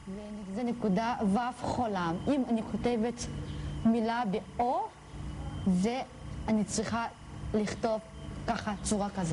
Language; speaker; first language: Hebrew; non-native, fluent; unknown